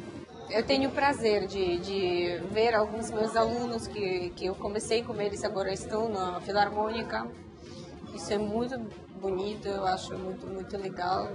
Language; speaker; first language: Portuguese; non-native, fluent; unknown